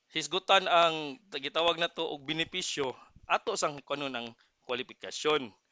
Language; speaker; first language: Cebuano; native; Cebuano